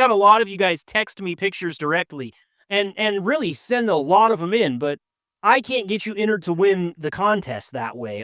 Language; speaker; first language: English; native; English